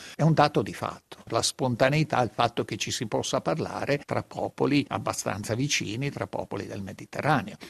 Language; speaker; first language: Italian; non-native, local second language; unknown